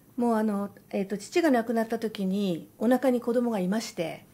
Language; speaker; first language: Japanese; native; Japanese